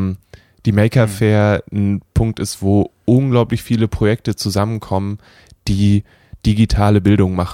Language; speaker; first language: German; native; German